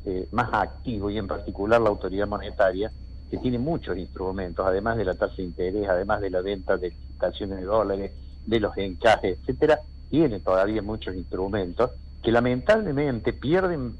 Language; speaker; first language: Spanish; native; Spanish